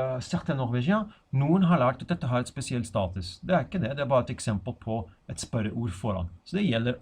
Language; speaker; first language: Norwegian; non-native, fluent; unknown